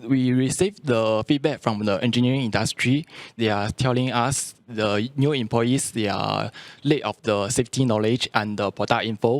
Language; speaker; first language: English; non-native, local second language; Chinese